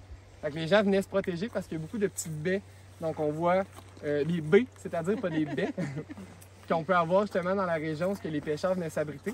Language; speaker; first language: French; native; French